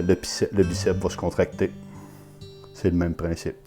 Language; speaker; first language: French; native; French